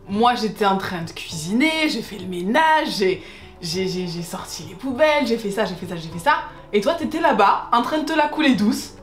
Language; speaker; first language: French; native; French